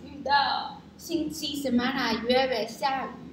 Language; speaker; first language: Spanish; non-native, learner; Chinese